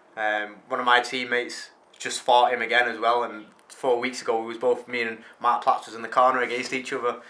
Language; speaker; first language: English; native; English